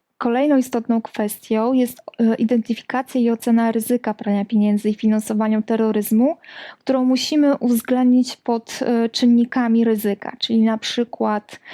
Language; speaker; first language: Polish; native; Polish